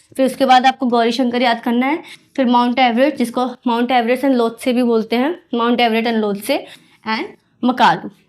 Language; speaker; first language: Hindi; native; Hindi